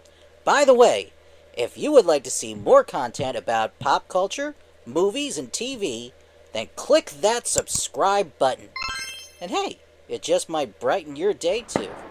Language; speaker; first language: English; native; English